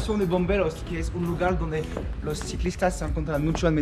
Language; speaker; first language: Spanish; non-native, learner; French